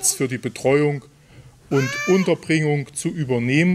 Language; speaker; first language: German; native; German